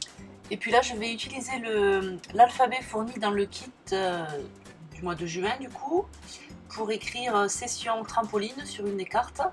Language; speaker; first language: French; native; French